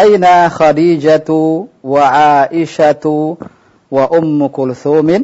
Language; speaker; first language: Arabic; non-native, fluent; Indonesian